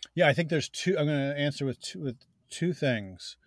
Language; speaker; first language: English; native; English